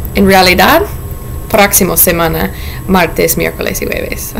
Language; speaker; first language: Spanish; non-native, learner; English